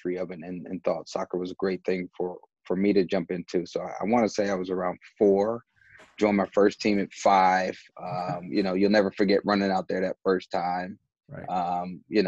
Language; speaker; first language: English; native; English